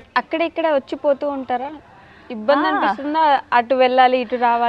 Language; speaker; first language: Telugu; native; Telugu